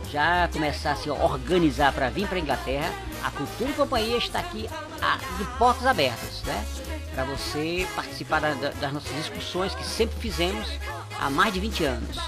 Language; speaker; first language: Portuguese; native; Portuguese